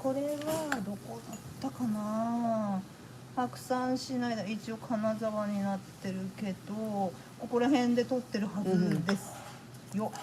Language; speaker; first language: Japanese; native; Japanese